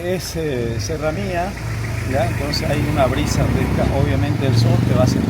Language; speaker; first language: Spanish; native; Spanish